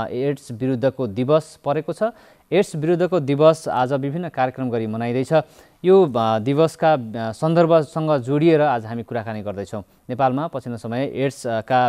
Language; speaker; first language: Nepali; native; Nepali